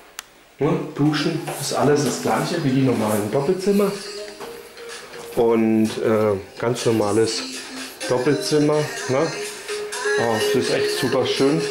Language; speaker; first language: German; native; German